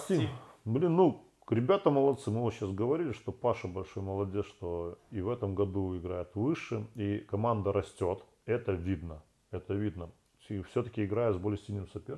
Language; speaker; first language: Russian; native; Russian